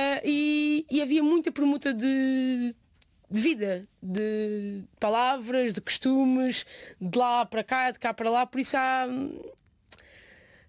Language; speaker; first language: Portuguese; native; Portuguese